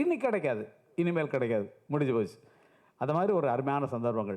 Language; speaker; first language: Tamil; native; Tamil